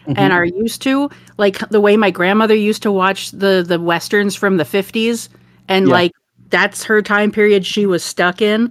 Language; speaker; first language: English; native; English